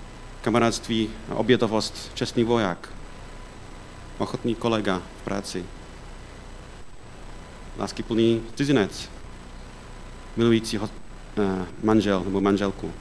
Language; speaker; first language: Czech; non-native, fluent; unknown